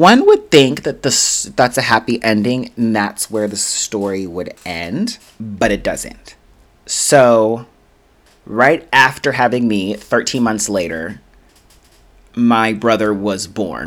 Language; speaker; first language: English; native; English